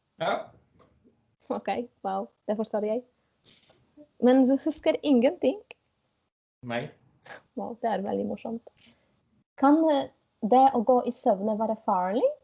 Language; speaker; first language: Norwegian; non-native, fluent; Polish